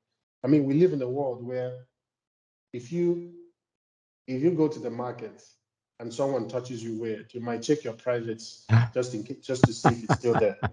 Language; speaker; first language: English; non-native, local second language; Igbo